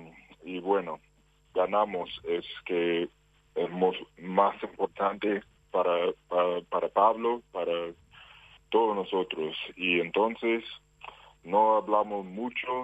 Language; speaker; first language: Spanish; non-native, fluent; English